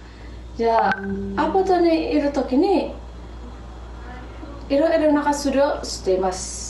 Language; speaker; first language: Japanese; non-native, learner; Indonesian